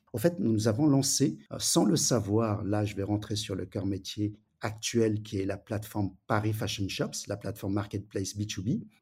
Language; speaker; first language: French; early bilingual, other home language; Wu Chinese